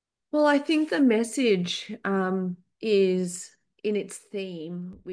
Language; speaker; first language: English; native; English